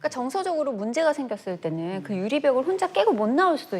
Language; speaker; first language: Korean; native; Korean